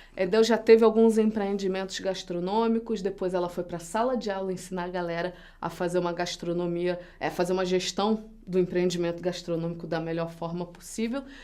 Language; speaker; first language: Portuguese; native; Portuguese